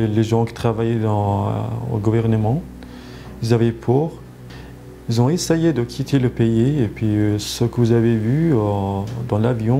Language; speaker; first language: French; non-native, fluent; Persian